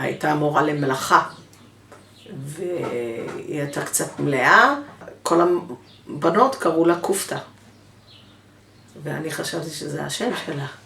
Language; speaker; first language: Hebrew; early bilingual, other home language; English